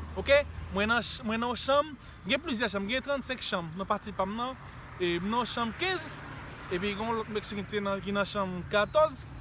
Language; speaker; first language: Haitian Creole; native; Haitian Creole